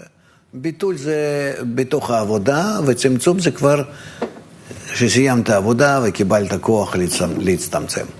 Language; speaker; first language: Hebrew; non-native, fluent; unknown